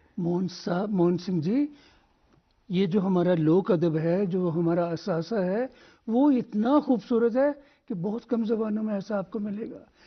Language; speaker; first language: Hindi; non-native, local second language; Dogri